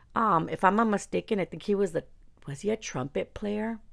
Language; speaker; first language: English; early bilingual, other home language; Spanish